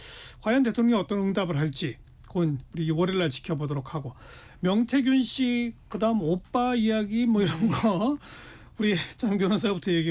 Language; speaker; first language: Korean; native; Korean